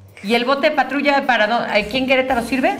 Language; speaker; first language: Spanish; native; Spanish